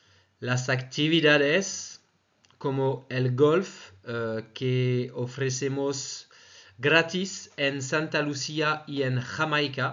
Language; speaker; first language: Spanish; non-native, fluent; French